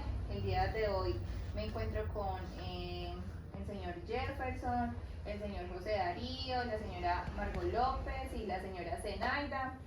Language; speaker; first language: Spanish; native; Spanish